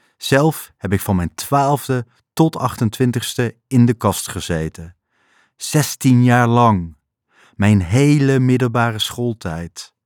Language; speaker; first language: Dutch; native; Dutch